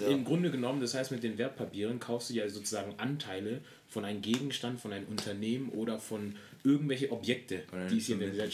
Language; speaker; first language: German; native; German